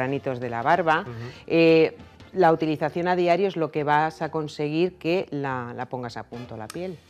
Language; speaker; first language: Spanish; native; Spanish